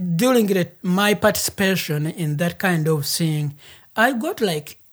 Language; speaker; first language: English; non-native, local second language; Ganda